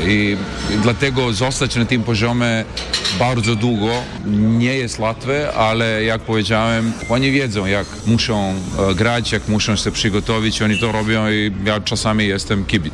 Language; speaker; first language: Polish; non-native, learner; Serbian